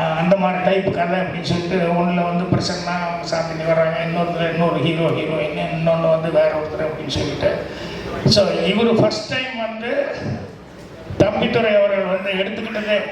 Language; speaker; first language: Tamil; native; Tamil